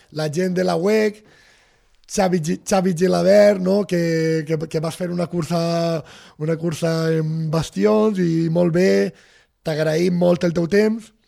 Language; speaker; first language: Catalan; native; Catalan